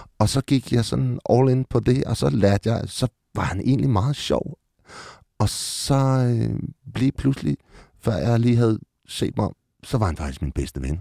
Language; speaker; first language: Danish; native; Danish